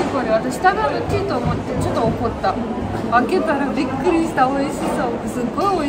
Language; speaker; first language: Japanese; non-native, fluent; Romanian